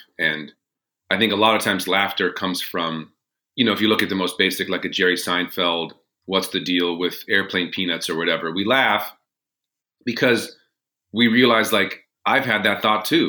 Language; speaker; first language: English; native; English